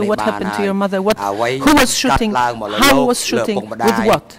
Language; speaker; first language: English; non-native, fluent; French